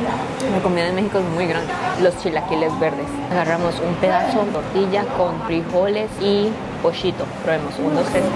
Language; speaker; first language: Spanish; native; Spanish